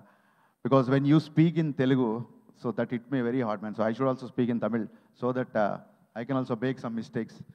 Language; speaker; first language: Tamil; non-native, learner; Telugu